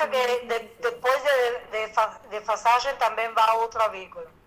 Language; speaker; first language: Portuguese; non-native, learner; Spanish